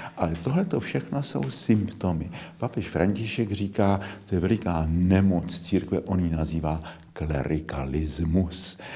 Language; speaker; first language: Czech; native; Czech